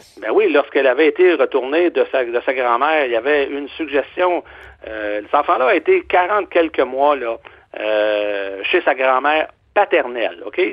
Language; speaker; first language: French; native; French